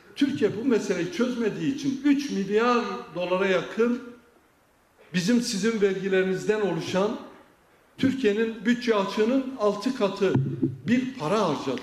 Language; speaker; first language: Turkish; non-native, local second language; Kurdish